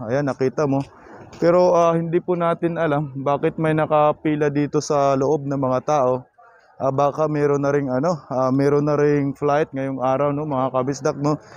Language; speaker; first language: Filipino; non-native, local second language; Cebuano